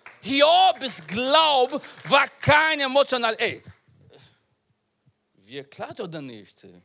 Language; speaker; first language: German; non-native, learner; Portuguese